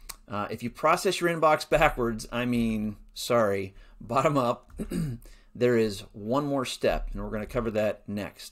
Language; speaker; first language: English; native; English